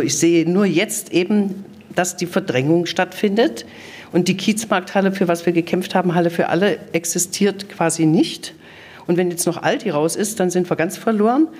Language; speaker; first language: German; native; German